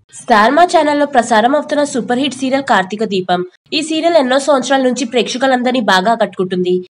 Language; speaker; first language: Telugu; native; Telugu